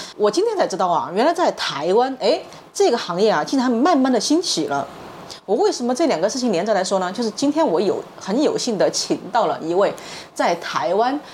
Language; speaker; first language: Chinese; native; Chinese